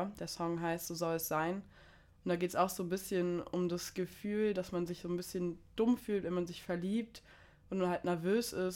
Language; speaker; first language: German; native; German